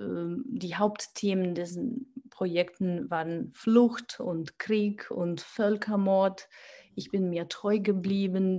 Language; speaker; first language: German; non-native, fluent; Georgian